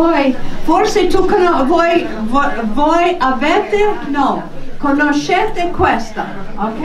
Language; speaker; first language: Italian; non-native, fluent; English